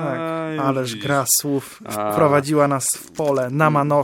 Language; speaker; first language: Polish; native; Polish